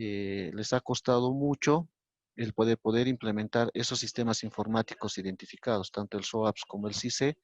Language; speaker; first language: Spanish; native; Spanish